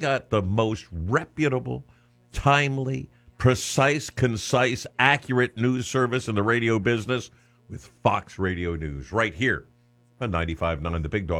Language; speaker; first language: English; native; English